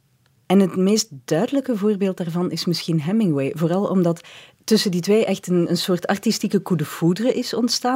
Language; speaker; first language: Dutch; native; Dutch